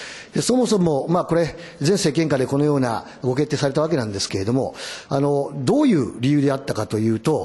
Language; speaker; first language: Japanese; native; Japanese